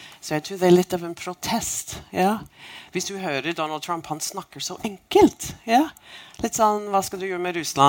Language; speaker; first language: Norwegian; non-native, fluent; English